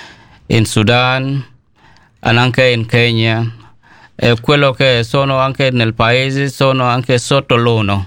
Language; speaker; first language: Italian; non-native, learner; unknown